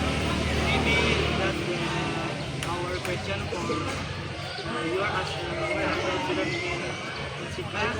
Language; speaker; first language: English; non-native, learner; Indonesian